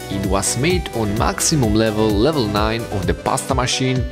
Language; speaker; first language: English; non-native, fluent; Polish